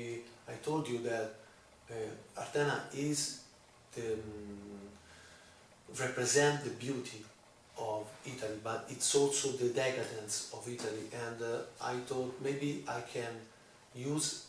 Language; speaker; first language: English; non-native, learner; Italian